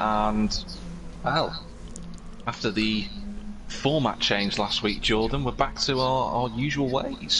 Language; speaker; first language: English; native; English